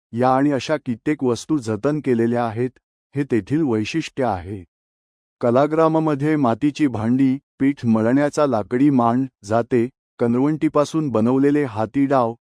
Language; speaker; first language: Marathi; native; Marathi